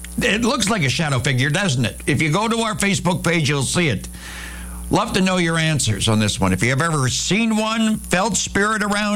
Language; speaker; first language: English; native; English